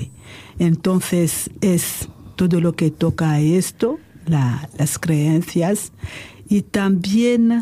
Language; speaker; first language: Spanish; non-native, fluent; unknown